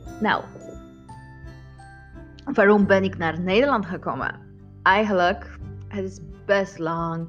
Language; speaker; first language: Dutch; non-native, learner; Polish